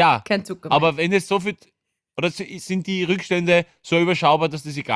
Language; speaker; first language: German; native; German